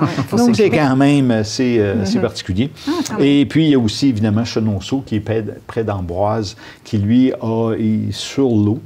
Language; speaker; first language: French; native; French